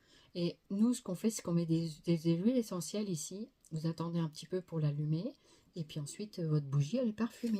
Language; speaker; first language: French; native; French